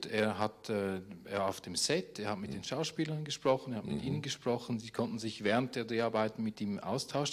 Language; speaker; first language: German; native; German